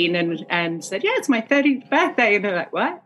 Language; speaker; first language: English; native; English